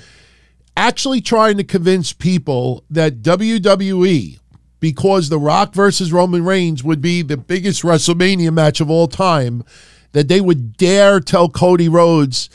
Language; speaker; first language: English; native; English